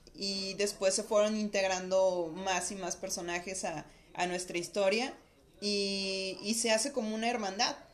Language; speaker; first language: Spanish; native; Spanish